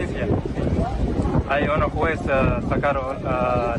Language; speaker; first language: Spanish; non-native, learner; Arabic